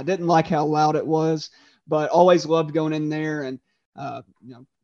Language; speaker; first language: English; native; English